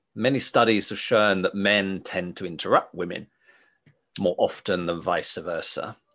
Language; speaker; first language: English; native; English